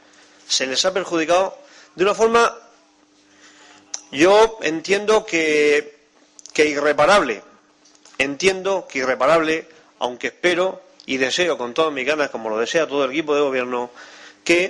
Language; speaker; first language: Spanish; native; Spanish